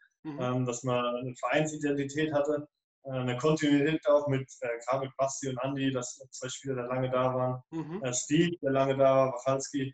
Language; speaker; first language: German; native; German